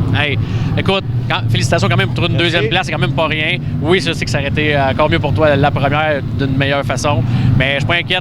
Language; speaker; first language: French; native; French